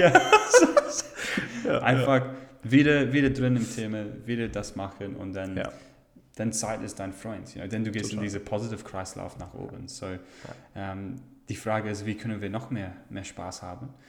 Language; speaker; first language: German; non-native, fluent; English